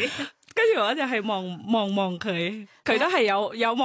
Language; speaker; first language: Cantonese; non-native, learner; Thai